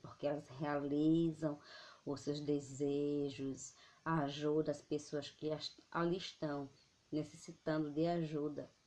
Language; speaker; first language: Portuguese; native; Portuguese